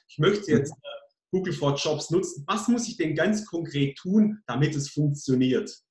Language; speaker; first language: German; native; German